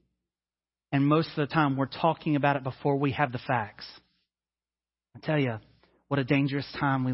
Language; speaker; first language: English; native; English